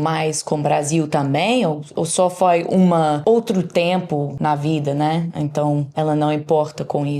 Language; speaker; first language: Portuguese; non-native, learner; English